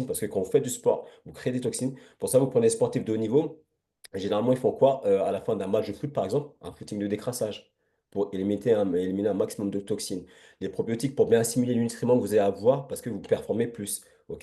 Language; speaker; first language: French; native; French